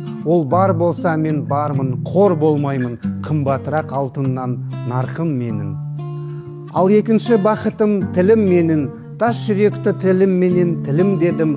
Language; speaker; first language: Kazakh; native; Kazakh